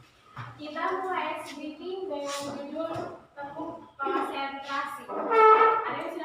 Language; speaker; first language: Indonesian; native; Indonesian